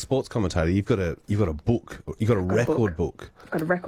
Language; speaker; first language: English; native; English